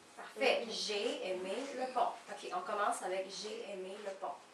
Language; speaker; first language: French; native; French